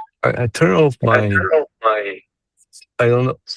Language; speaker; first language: English; non-native, learner; Chinese